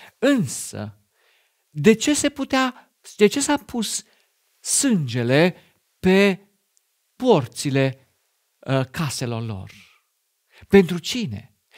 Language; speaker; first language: Romanian; non-native, fluent; German